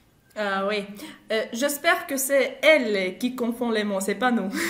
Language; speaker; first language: French; non-native, fluent; Russian